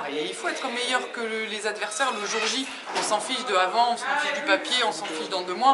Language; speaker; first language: French; native; French